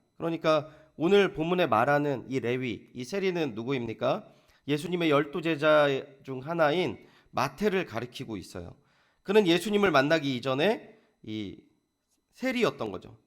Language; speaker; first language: Korean; native; Korean